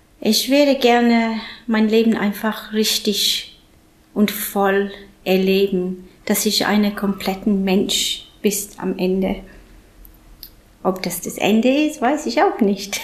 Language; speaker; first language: German; non-native, fluent; English